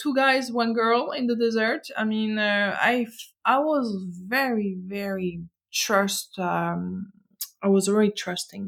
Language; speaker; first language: English; non-native, fluent; French